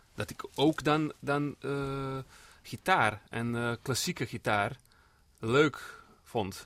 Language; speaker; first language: Dutch; non-native, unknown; Serbian